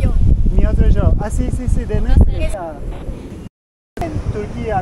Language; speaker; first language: Spanish; non-native, learner; Turkish